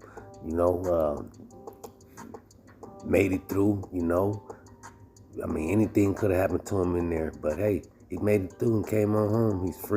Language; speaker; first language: English; native; English